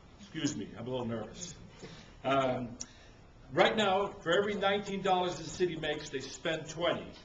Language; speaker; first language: English; native; English